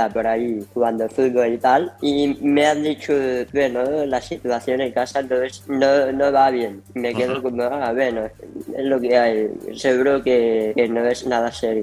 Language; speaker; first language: Spanish; early bilingual, heritage; Spanish